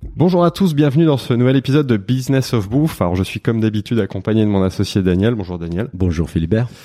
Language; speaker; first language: French; native; French